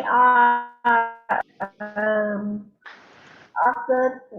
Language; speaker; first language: English; non-native, learner; Vietnamese